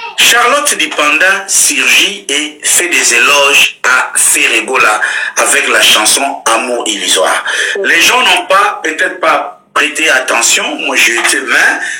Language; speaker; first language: French; non-native, local second language; Lingala